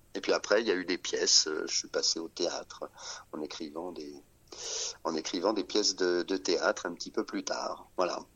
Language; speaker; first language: French; native; French